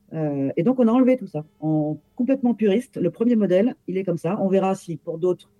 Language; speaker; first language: French; native; French